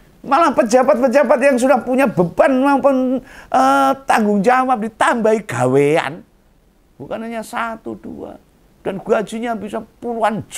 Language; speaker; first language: Indonesian; native; Indonesian